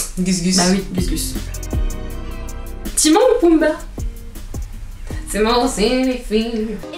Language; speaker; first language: French; native; French